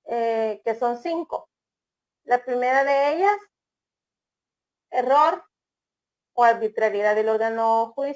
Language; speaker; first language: Spanish; native; Spanish